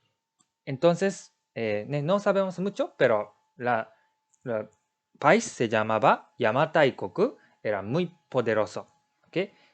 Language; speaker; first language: Spanish; non-native, learner; Japanese